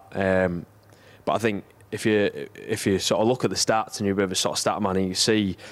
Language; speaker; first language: English; native; English